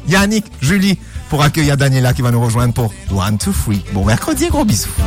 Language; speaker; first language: French; non-native, local second language; Morisyen